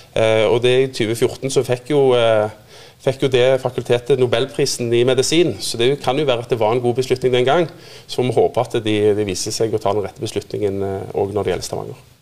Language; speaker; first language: Norwegian; native; Norwegian